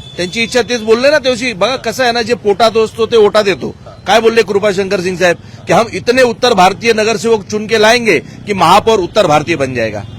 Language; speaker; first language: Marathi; non-native, local second language; Gujarati